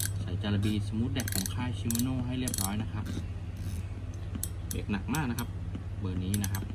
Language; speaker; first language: Thai; native; Thai